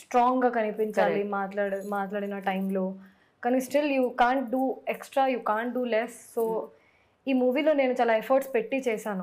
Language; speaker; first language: Telugu; non-native, local second language; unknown